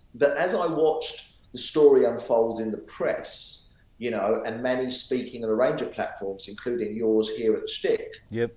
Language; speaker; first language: English; native; English